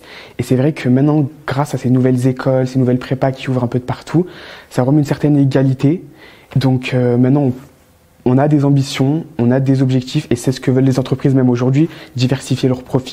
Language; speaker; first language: French; native; French